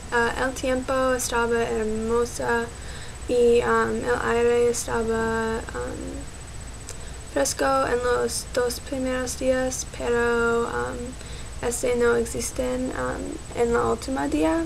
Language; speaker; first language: Spanish; non-native, learner; English